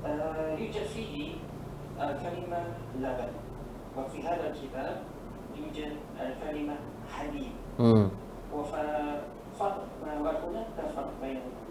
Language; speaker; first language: Arabic; non-native, learner; Indonesian